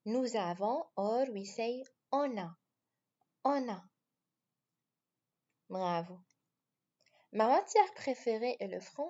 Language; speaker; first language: French; non-native, fluent; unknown